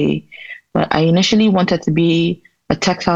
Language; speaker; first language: English; non-native, local second language; Igbo